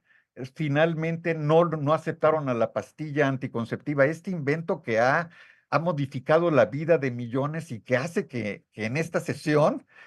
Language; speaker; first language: Spanish; native; Spanish